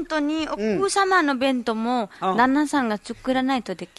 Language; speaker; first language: Japanese; non-native, learner; Nepali